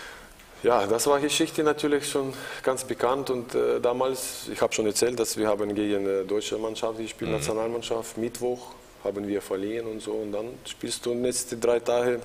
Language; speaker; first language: German; non-native, learner; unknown